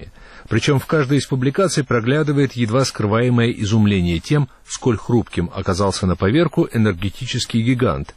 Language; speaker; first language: Russian; native; Russian